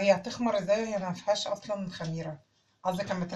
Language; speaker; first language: Arabic; native; Arabic